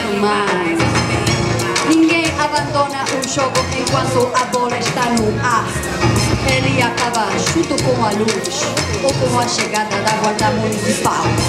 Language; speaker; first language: Portuguese; non-native, fluent; Spanish